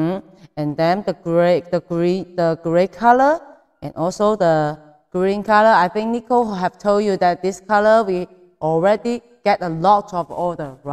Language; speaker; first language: English; non-native, fluent; Chinese